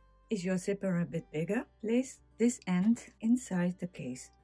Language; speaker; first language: English; non-native, fluent; Dutch